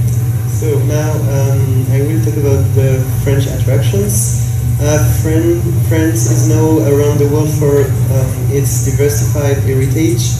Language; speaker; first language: English; non-native, learner; French